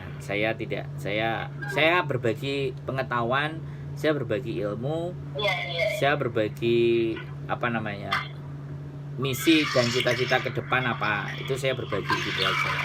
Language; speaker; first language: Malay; non-native, local second language; Javanese